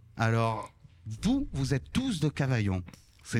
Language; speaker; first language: French; native; French